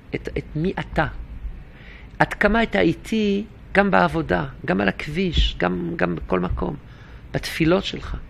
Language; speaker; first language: Hebrew; non-native, fluent; French